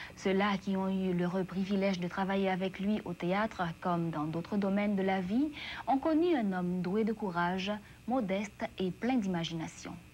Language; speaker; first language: French; non-native, local second language; Haitian Creole